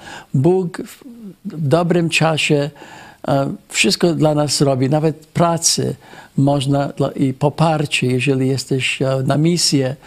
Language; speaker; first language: Polish; non-native, fluent; English